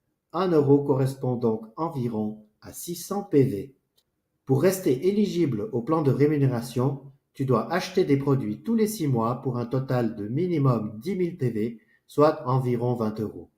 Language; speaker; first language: French; native; French